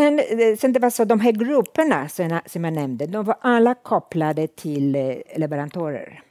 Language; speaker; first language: Swedish; non-native, fluent; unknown